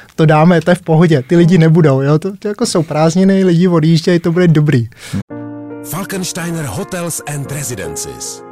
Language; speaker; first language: Czech; early bilingual, other home language; Vietnamese